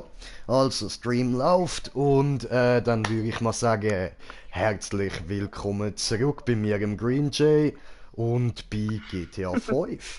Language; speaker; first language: German; native; German